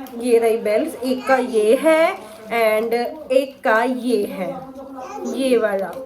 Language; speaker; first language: Hindi; non-native, local second language; Bangla